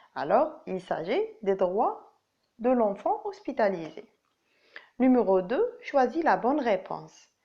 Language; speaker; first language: French; non-native, local second language; Arabic